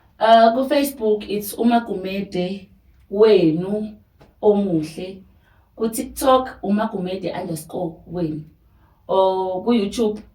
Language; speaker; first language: Zulu; native; Zulu